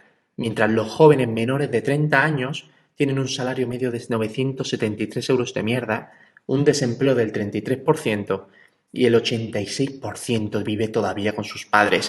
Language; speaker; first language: Spanish; native; Spanish